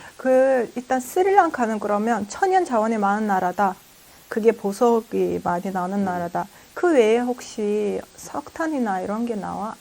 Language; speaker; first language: Korean; non-native, fluent; Azerbaijani